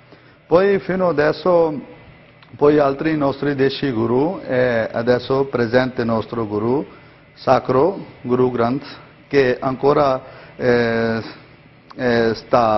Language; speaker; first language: Italian; non-native, learner; Punjabi